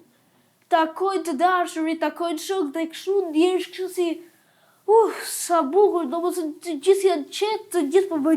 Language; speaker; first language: Albanian; early bilingual, heritage; Albanian